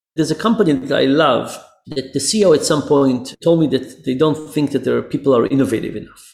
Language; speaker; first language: English; non-native, fluent; Hebrew